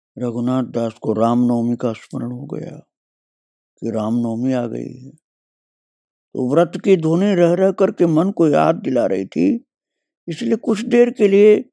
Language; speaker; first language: Hindi; native; Hindi